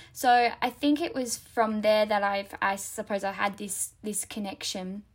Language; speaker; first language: English; native; English